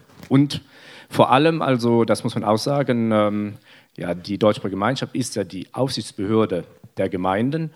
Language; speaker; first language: German; native; German